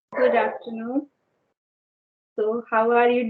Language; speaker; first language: English; non-native, learner; Hindi